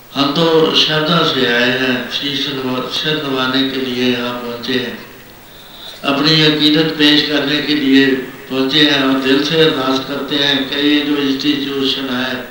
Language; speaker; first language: Hindi; non-native, local second language; Punjabi